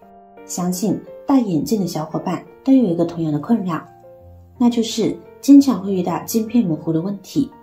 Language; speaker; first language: Chinese; native; Chinese